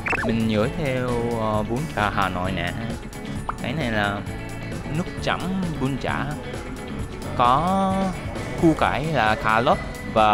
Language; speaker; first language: Vietnamese; non-native, learner; Japanese